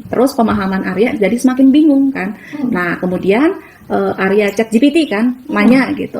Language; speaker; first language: Indonesian; non-native, fluent; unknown